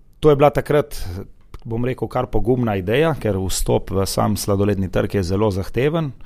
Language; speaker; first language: Slovenian; native; Slovenian